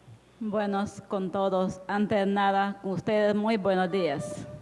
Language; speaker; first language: Spanish; non-native, local second language; Shipibo-Conibo